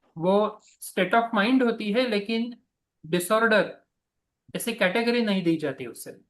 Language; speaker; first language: Hindi; non-native, local second language; Marathi